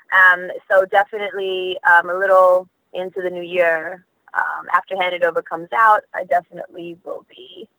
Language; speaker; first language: English; native; English